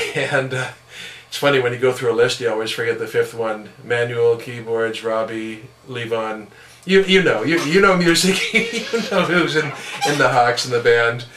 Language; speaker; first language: English; native; English